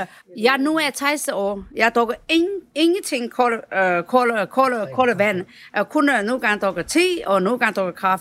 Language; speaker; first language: Danish; non-native, learner; Chinese